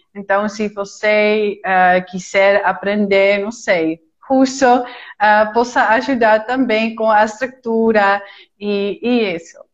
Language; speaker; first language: Portuguese; non-native, fluent; Dutch